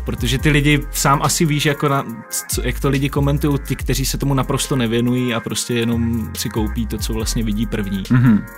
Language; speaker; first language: Czech; native; Czech